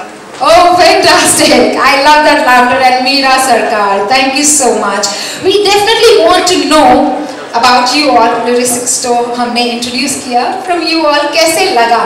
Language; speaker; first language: Hindi; native; Hindi